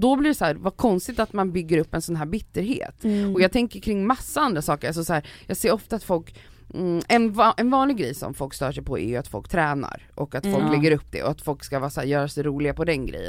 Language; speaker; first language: Swedish; native; Swedish